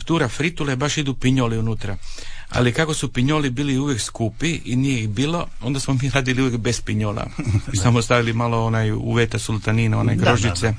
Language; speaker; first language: Serbian; native; Serbian